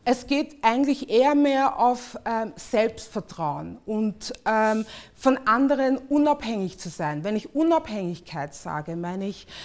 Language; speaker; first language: German; early bilingual, other home language; English